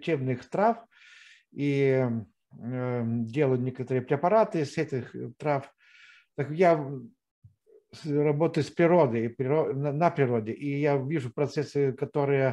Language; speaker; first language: Russian; non-native, fluent; Lithuanian